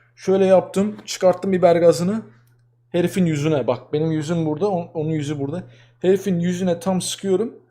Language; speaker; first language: Turkish; native; Turkish